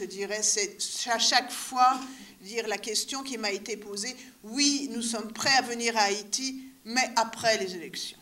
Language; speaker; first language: French; native; French